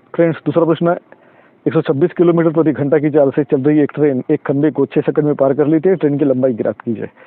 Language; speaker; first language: Hindi; non-native, local second language; Marathi